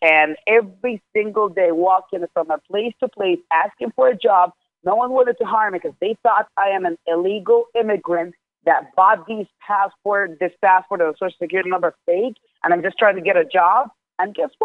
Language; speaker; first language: English; non-native, fluent; Arabic